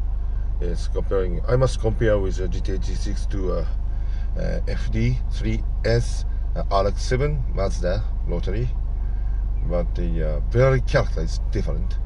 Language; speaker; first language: English; non-native, learner; Japanese